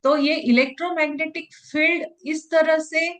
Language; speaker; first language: Hindi; non-native, local second language; Marathi